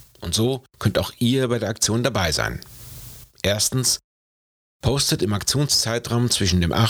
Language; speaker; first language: German; native; German